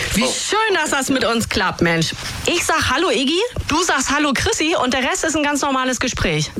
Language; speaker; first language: German; native; German